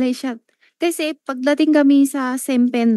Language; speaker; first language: Filipino; non-native, learner; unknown